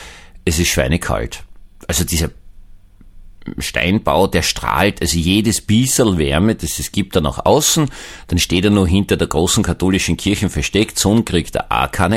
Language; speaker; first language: German; native; German